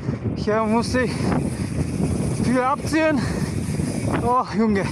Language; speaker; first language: German; non-native, learner; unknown